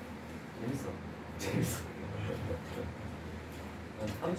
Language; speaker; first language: Korean; native; Korean